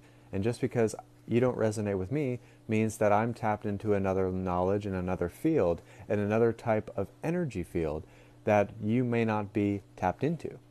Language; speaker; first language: English; native; English